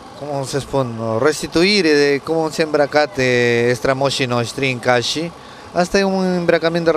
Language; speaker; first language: Romanian; non-native, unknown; Spanish